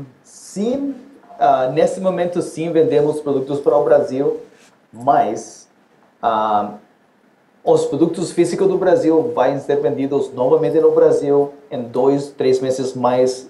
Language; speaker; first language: Portuguese; non-native, fluent; Spanish